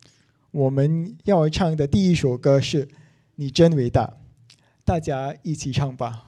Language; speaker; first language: Chinese; non-native, local second language; English